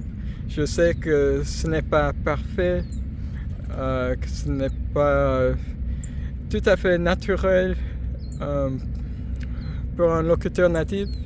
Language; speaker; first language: French; non-native, fluent; English